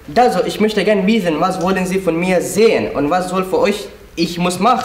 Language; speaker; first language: German; non-native, learner; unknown